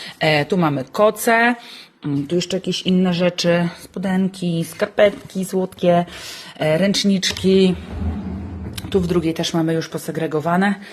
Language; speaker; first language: Polish; native; Polish